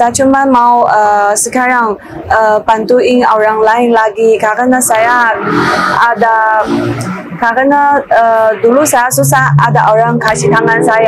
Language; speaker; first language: Indonesian; non-native, learner; Chinese